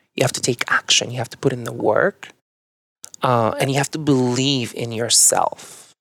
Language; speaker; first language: English; early bilingual, other home language; Spanish